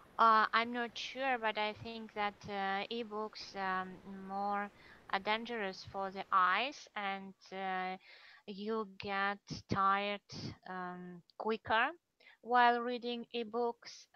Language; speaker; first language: English; non-native, fluent; Russian